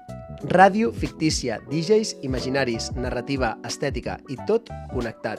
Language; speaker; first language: Catalan; native; Catalan